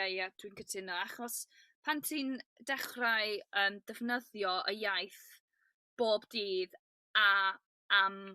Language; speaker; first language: Welsh; non-native, learner; English